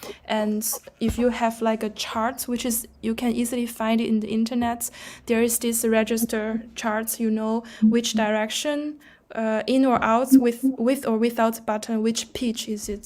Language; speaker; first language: English; non-native, fluent; Cantonese